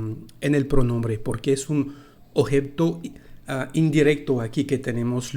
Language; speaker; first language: Spanish; non-native, fluent; French